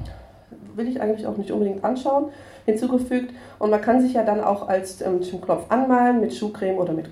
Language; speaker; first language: German; native; German